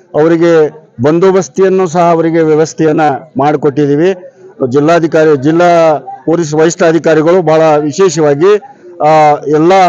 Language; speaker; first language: Kannada; native; Kannada